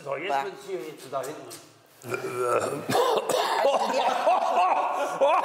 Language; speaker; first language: German; native; German